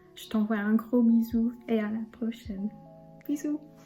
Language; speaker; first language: French; non-native, fluent; English